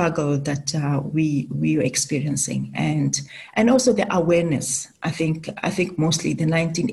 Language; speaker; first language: English; non-native, local second language; Southern Sotho